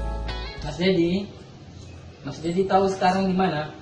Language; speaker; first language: Indonesian; native; Indonesian